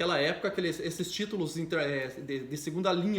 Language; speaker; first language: Portuguese; native; Portuguese